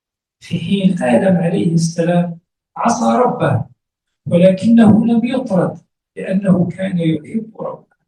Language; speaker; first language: Arabic; native; Arabic